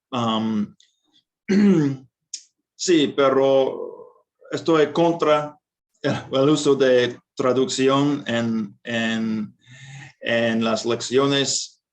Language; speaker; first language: Spanish; non-native, fluent; English